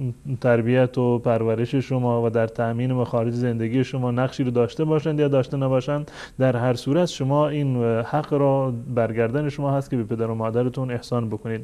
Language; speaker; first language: Persian; native; Persian